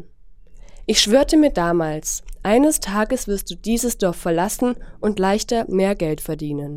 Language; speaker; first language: German; non-native, fluent; Chinese